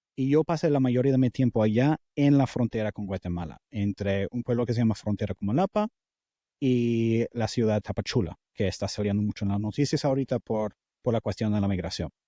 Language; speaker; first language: Spanish; non-native, fluent; English